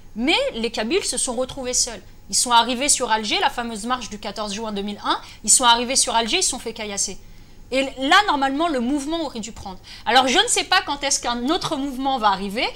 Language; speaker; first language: French; native; French